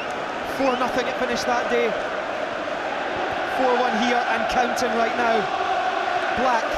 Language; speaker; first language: English; native; English